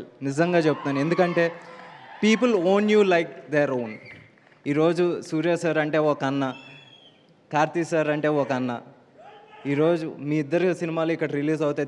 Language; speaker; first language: Telugu; native; Telugu